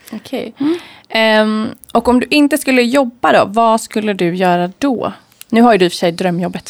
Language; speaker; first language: Swedish; native; Swedish